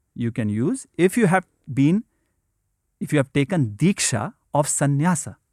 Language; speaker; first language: English; non-native, local second language; Hindi